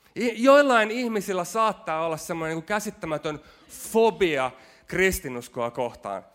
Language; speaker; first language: Finnish; native; Finnish